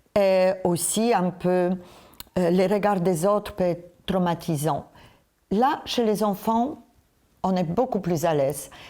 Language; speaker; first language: French; non-native, fluent; Polish